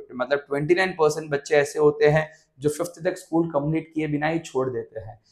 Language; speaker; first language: Hindi; non-native, local second language; Gujarati